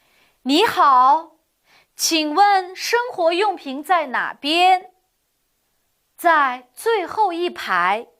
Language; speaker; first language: Chinese; non-native, fluent; Uyghur